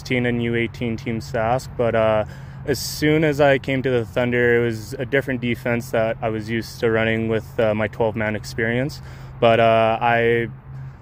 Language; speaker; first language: English; native; English